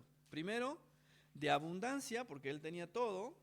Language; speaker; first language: Spanish; native; Spanish